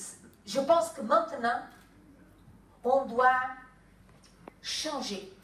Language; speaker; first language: French; non-native, fluent; Kabuverdianu